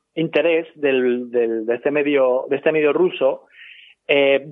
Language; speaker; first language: Spanish; native; Spanish